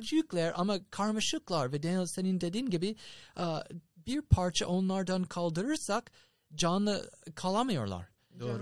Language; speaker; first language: Turkish; non-native, fluent; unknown